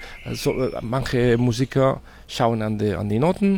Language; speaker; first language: German; non-native, fluent; Catalan